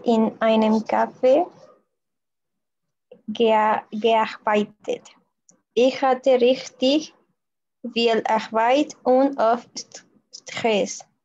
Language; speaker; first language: German; non-native, learner; Spanish